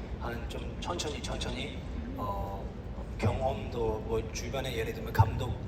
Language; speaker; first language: Korean; early bilingual, heritage; English